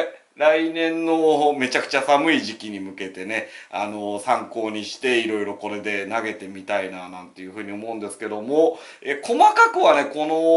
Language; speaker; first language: Japanese; native; Japanese